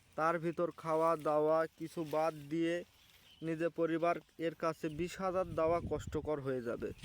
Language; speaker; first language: Bangla; native; Bangla